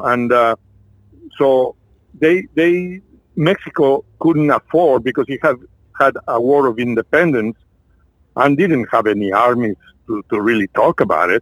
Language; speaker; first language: English; non-native, fluent; French